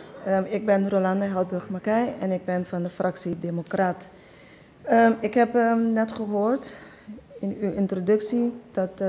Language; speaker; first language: Dutch; non-native, local second language; Papiamento